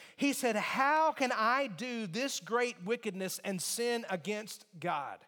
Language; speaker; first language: English; native; English